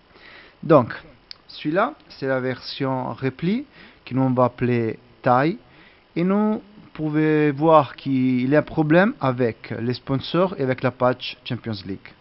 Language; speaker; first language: French; non-native, learner; Italian